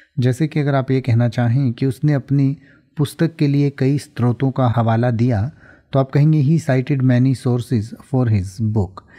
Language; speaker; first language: Hindi; native; Hindi